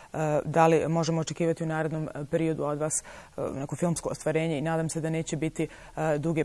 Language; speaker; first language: Serbian; native; Serbian